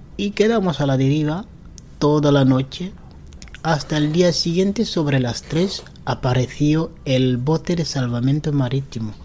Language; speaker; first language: Spanish; non-native, fluent; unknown